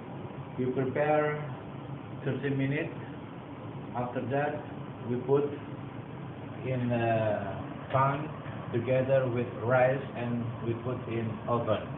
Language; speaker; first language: English; non-native, learner; Indonesian